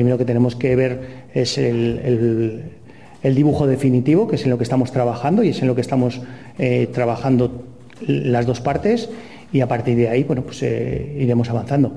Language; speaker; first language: Spanish; native; Spanish